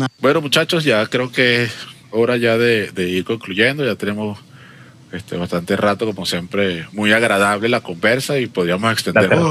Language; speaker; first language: Spanish; native; Spanish